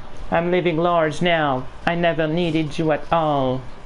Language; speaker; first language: English; non-native, fluent; French